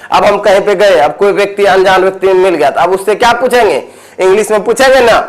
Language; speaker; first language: Hindi; native; Hindi